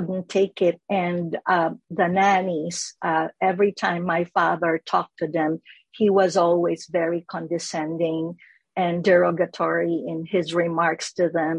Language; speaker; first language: English; non-native, local second language; Filipino